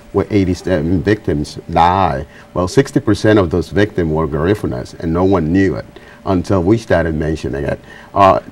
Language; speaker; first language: English; non-native, fluent; Spanish